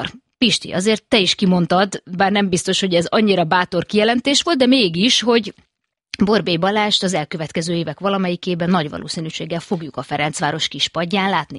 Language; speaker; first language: Hungarian; native; Hungarian